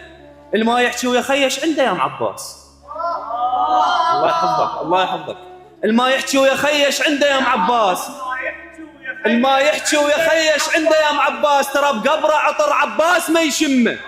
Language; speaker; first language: Arabic; native; Arabic